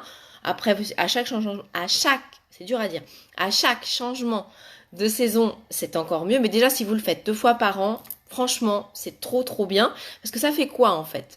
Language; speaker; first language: French; native; French